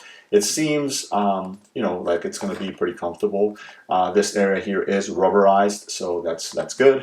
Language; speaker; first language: English; native; English